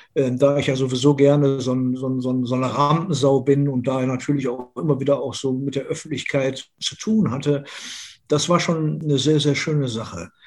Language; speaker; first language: German; native; German